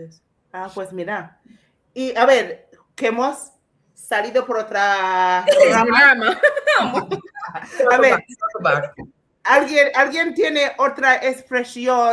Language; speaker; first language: Spanish; non-native, fluent; English